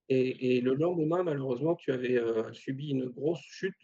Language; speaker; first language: French; native; French